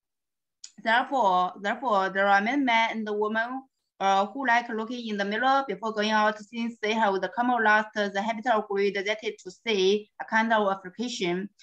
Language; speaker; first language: English; non-native, learner; Chinese